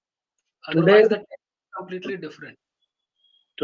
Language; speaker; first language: English; non-native, local second language; Hindi